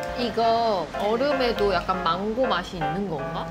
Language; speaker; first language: Korean; native; Korean